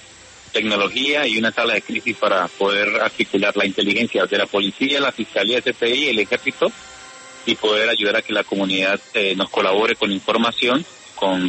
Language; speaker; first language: Spanish; native; Spanish